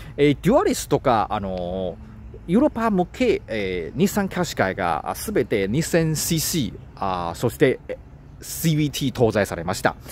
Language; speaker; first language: Japanese; non-native, learner; Chinese